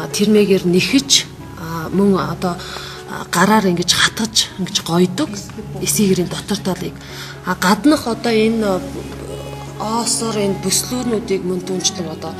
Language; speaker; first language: Mongolian; non-native, local second language; Kazakh